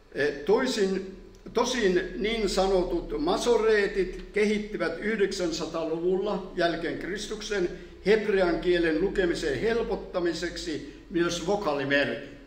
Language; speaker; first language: Finnish; native; Finnish